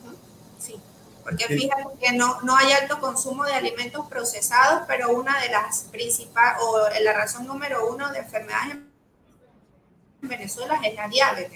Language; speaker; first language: Spanish; native; Spanish